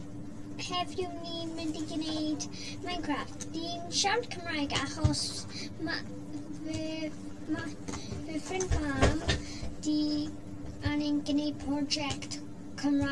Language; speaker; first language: Welsh; non-native, local second language; English